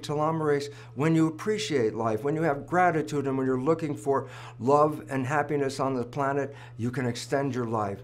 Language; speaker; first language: English; native; English